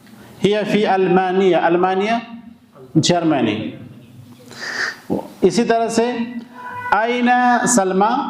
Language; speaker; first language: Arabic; non-native, fluent; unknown